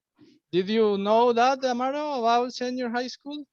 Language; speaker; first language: English; non-native, fluent; Spanish